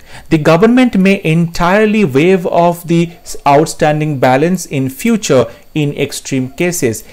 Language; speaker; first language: English; non-native, local second language; Bangla